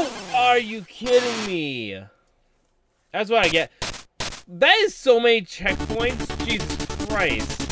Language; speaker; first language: English; native; English